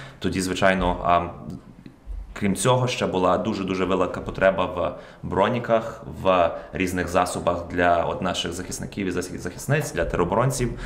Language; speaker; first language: Ukrainian; native; Ukrainian